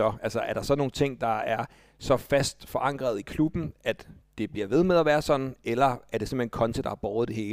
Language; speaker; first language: Danish; native; Danish